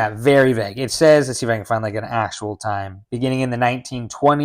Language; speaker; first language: English; native; English